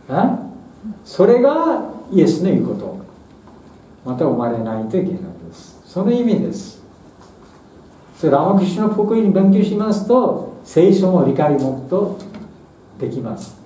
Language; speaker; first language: Japanese; non-native, fluent; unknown